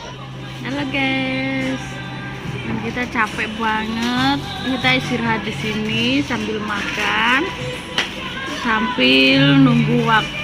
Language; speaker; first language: Indonesian; non-native, local second language; Javanese